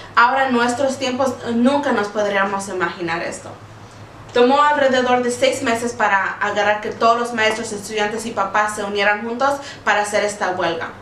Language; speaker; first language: Spanish; early bilingual, heritage; Spanish